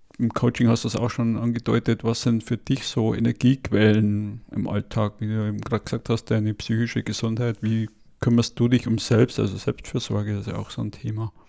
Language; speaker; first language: German; native; German